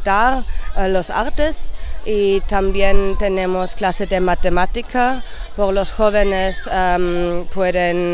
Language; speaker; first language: Spanish; non-native, learner; German